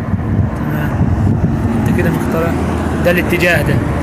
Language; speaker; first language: Arabic; native; Arabic